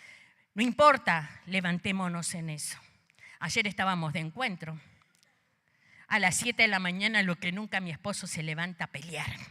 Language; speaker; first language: Spanish; native; Spanish